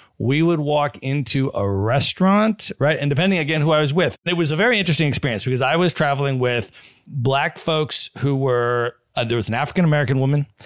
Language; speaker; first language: English; native; English